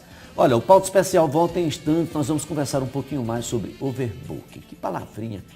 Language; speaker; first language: Portuguese; native; Portuguese